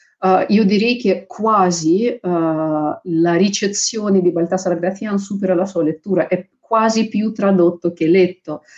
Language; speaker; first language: Italian; non-native, fluent; Russian